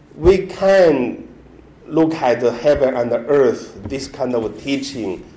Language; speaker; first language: English; non-native, learner; Chinese